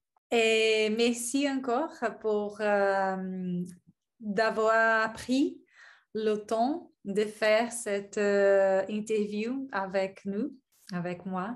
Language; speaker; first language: French; non-native, learner; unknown